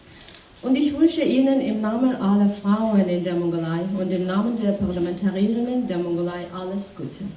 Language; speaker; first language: German; non-native, fluent; Mongolian